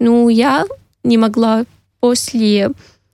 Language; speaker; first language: Russian; non-native, learner; Arabic